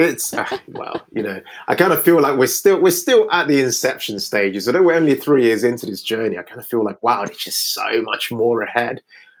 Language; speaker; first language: English; non-native, local second language; Yoruba